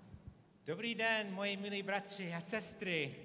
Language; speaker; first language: Czech; non-native, fluent; English